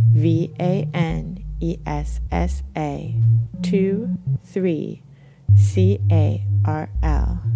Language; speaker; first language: English; native; English